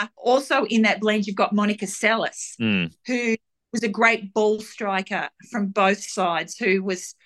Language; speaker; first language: English; native; English